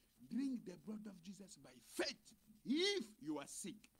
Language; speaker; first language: English; non-native, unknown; Lingala